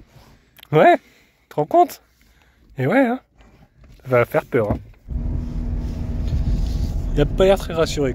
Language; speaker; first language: French; native; French